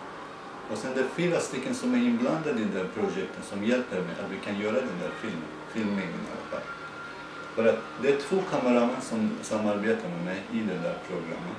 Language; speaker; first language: Swedish; non-native, learner; Persian